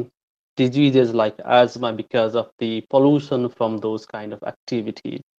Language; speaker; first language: English; non-native, local second language; Nepali